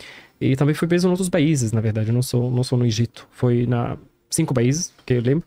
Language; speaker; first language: Portuguese; non-native, learner; Arabic